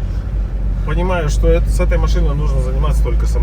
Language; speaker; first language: Russian; native; Russian